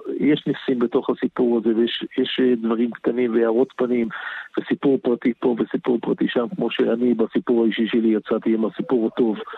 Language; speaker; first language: Hebrew; native; Hebrew